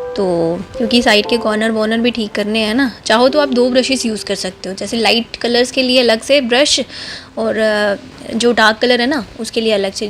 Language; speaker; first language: Hindi; non-native, local second language; Dogri